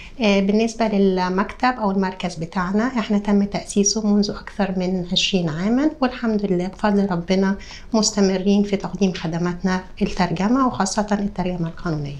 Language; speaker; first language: Arabic; native; Arabic